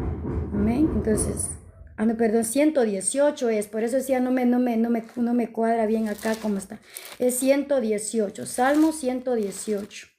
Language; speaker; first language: Spanish; native; Spanish